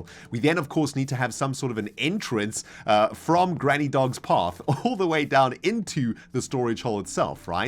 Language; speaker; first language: English; native; English